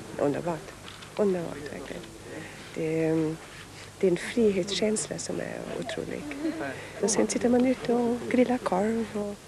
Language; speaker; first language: Swedish; non-native, fluent; German